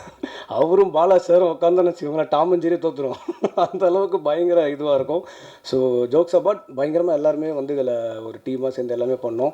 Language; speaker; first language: Tamil; native; Tamil